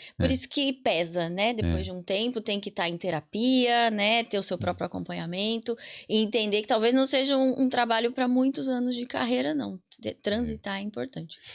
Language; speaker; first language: Portuguese; native; Portuguese